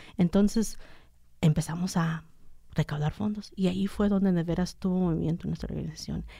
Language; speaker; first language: Spanish; early bilingual, heritage; Spanish